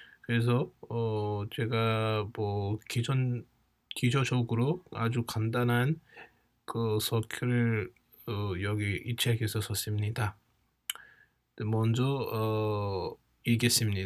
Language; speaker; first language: Korean; non-native, fluent; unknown